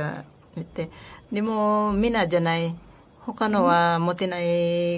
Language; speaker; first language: Japanese; non-native, learner; Filipino